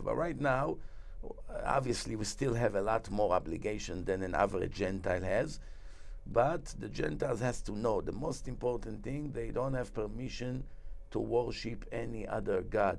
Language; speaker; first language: English; non-native, fluent; Hebrew